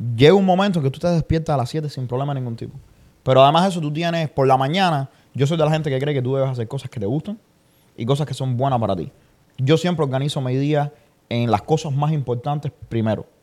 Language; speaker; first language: Spanish; native; Spanish